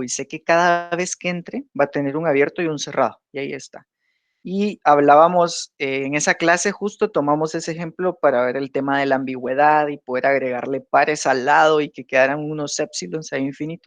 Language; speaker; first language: Spanish; native; Spanish